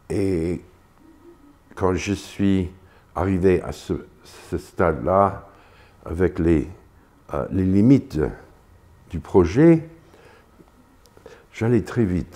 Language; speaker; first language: French; non-native, fluent; English